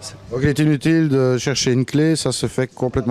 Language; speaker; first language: French; native; French